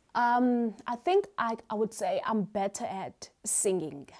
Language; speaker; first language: English; non-native, local second language; Xhosa